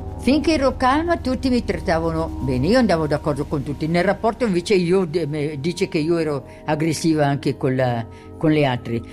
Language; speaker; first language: Italian; non-native, local second language; German